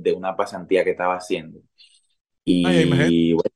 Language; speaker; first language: Spanish; native; Spanish